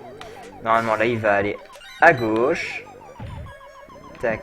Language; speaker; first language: French; native; French